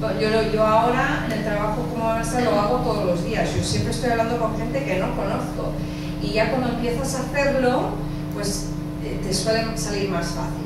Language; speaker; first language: Spanish; early bilingual, heritage; English